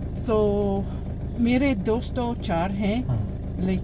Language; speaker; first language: Hindi; non-native, learner; English